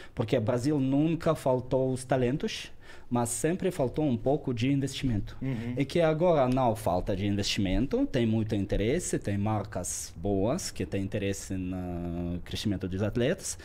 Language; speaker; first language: Portuguese; non-native, fluent; Russian